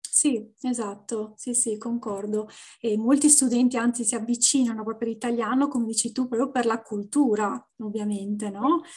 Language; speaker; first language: Italian; native; Italian